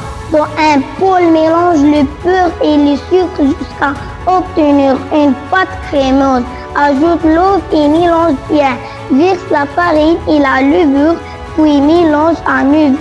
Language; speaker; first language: French; non-native, learner; Arabic